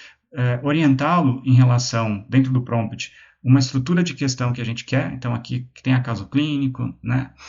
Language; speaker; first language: Portuguese; native; Portuguese